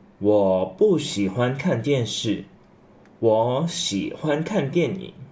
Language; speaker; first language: Chinese; non-native, fluent; English